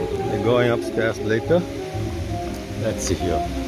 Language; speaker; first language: English; non-native, fluent; Portuguese